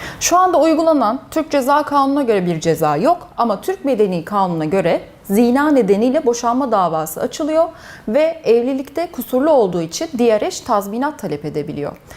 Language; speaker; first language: Turkish; early bilingual, heritage; Turkish